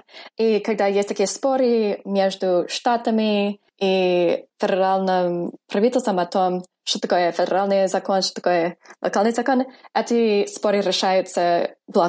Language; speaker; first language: Russian; non-native, fluent; English